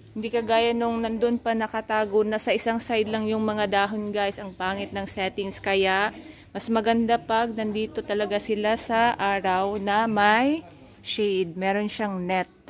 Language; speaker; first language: Filipino; non-native, local second language; Cebuano